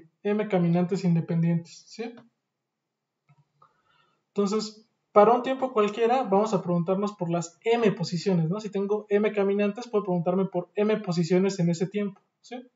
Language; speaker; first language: Spanish; native; Spanish